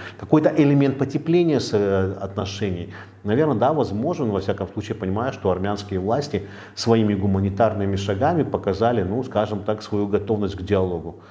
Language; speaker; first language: Russian; native; Russian